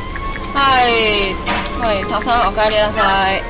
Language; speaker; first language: Japanese; non-native, learner; Cantonese